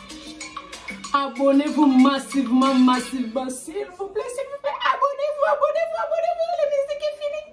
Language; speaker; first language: French; non-native, local second language; Lingala